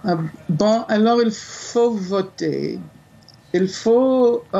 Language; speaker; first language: French; non-native, fluent; English